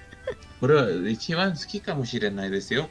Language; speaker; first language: Japanese; non-native, learner; Spanish